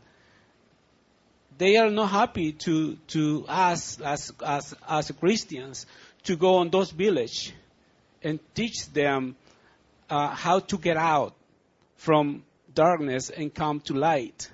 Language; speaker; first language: English; non-native, learner; Spanish